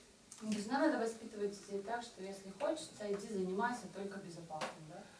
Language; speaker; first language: Russian; native; Russian